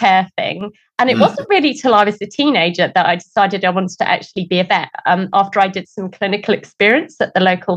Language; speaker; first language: English; native; English